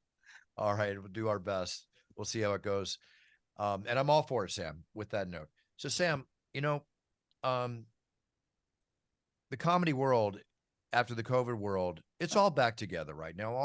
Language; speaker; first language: English; native; English